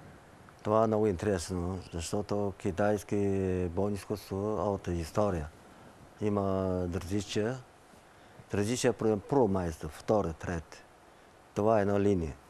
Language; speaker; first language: Bulgarian; non-native, learner; Chinese